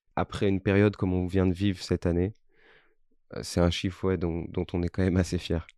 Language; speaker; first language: French; native; French